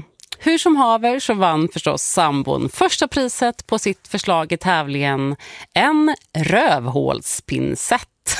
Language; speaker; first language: Swedish; native; Swedish